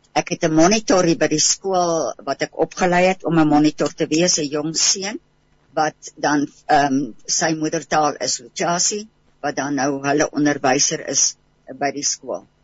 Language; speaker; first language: Afrikaans; native; Afrikaans